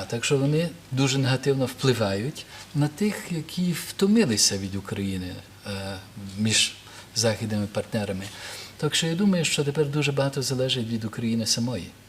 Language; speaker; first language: Ukrainian; early bilingual, heritage; Ukrainian